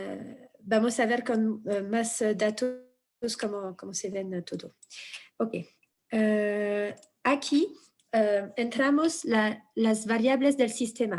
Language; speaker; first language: Spanish; non-native, fluent; French